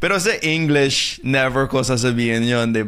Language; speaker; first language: Filipino; non-native, fluent; English